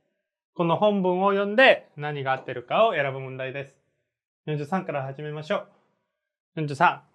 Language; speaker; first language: Japanese; non-native, fluent; Korean